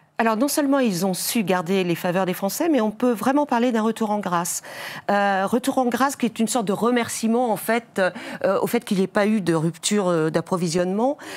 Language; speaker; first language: French; native; French